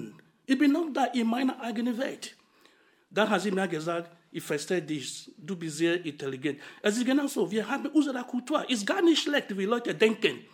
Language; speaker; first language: German; non-native, fluent; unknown